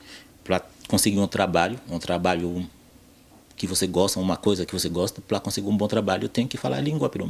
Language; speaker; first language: Portuguese; non-native, fluent; Haitian Creole